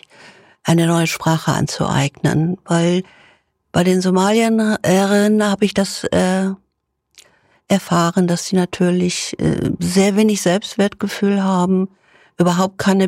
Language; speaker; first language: German; native; German